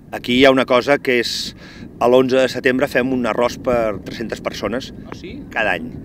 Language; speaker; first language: Catalan; native; Catalan